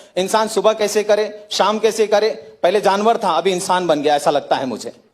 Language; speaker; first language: Hindi; native; Hindi